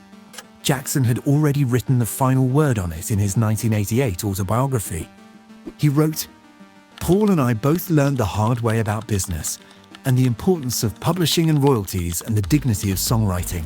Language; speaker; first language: English; native; English